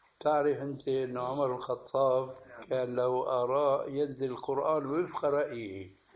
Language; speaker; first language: Arabic; early bilingual, other home language; Albanian